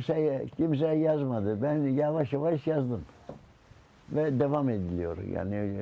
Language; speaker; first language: Turkish; non-native, local second language; Greek